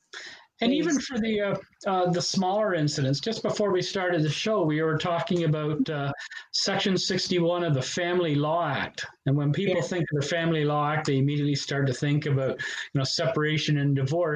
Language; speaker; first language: English; native; English